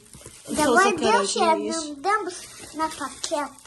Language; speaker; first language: Russian; early bilingual, other home language; Tajik